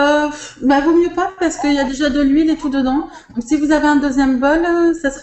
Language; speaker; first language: French; native; French